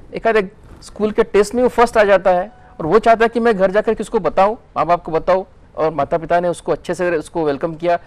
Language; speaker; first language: Hindi; non-native, local second language; Marathi